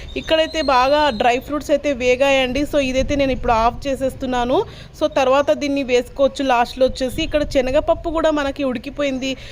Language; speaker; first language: Telugu; non-native, local second language; Urdu